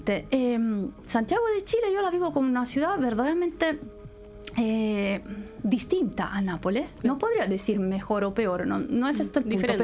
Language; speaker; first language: Spanish; non-native, fluent; Italian